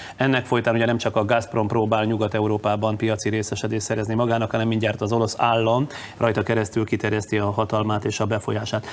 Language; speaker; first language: Hungarian; native; Hungarian